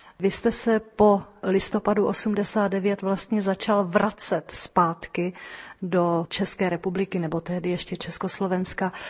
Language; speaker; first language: Czech; native; Czech